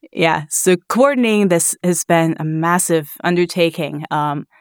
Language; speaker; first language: English; native; English